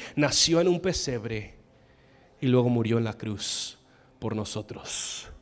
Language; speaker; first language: Spanish; non-native, fluent; English